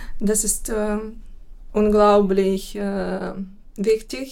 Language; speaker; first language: German; non-native, fluent; Ukrainian